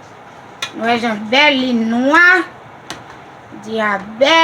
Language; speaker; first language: French; non-native, learner; Haitian Creole